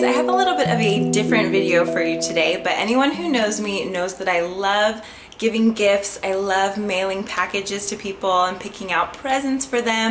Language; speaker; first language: English; native; English